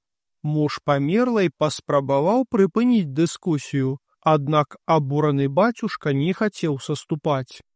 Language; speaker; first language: Belarusian; native; Belarusian